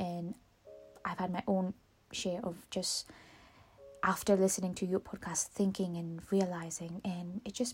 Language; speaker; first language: English; non-native, fluent; Morisyen